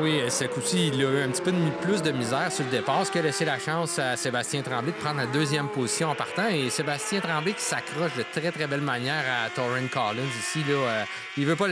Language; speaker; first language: French; native; French